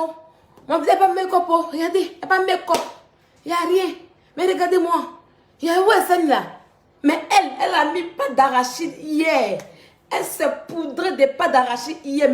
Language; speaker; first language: French; native; French